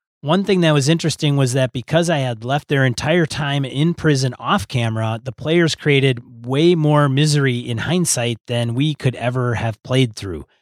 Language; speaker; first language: English; native; English